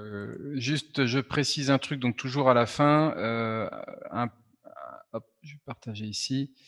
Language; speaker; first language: French; native; French